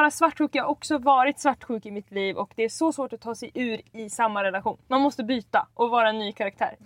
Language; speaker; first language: Swedish; native; Swedish